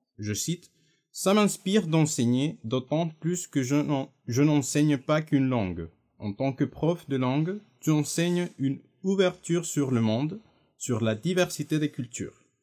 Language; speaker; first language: French; non-native, fluent; Spanish